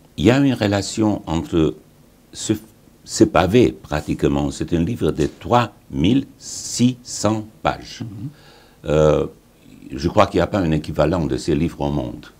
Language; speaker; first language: French; non-native, fluent; Romanian